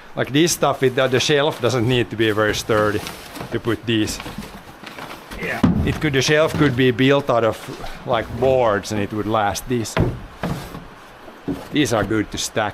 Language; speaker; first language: English; non-native, fluent; Swedish